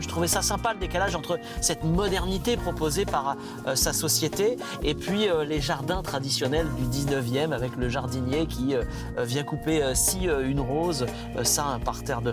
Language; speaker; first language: French; native; French